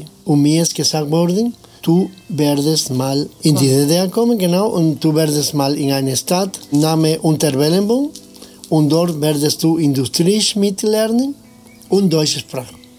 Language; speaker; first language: German; non-native, fluent; Spanish